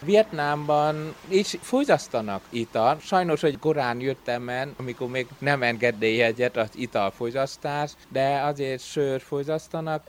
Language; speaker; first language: Hungarian; non-native, fluent; Vietnamese